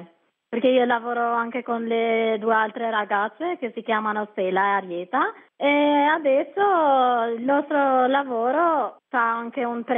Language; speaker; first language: Italian; non-native, learner; Albanian